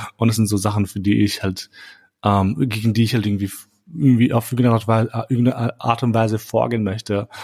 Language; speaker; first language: German; early bilingual, other home language; Albanian